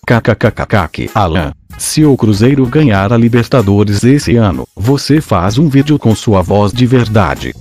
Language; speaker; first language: Portuguese; native; Portuguese